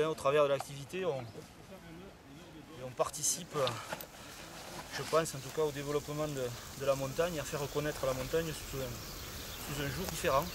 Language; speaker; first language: French; native; French